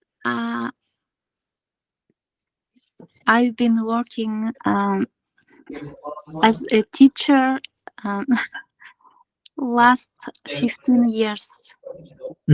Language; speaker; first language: English; non-native, learner; Kazakh